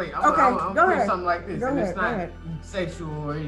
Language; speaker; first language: English; native; English